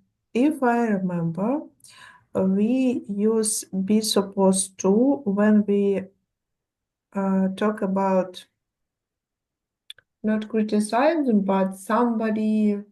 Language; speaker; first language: English; non-native, learner; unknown